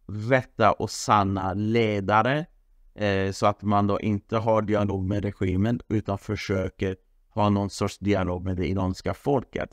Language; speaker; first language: Swedish; non-native, fluent; Persian